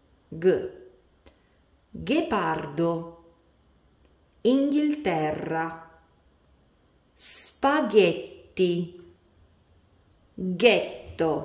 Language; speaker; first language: Italian; non-native, fluent; Latvian